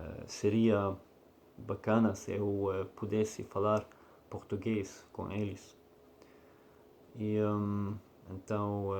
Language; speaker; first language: Portuguese; non-native, learner; Russian